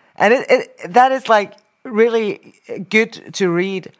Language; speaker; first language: English; non-native, fluent; Norwegian